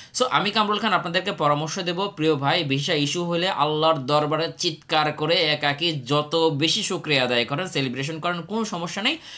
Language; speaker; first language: Bangla; native; Bangla